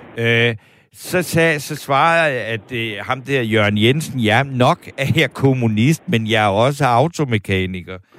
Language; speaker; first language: Danish; native; Danish